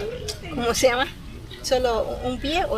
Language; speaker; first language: Spanish; non-native, learner; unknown